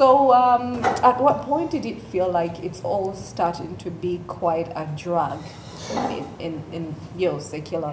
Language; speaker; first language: English; non-native, local second language; Ganda